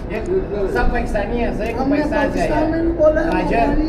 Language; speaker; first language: Hindi; non-native, fluent; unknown